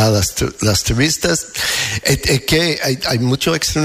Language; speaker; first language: Spanish; non-native, fluent; English